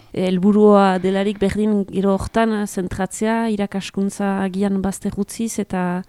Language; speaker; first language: Basque; native; Basque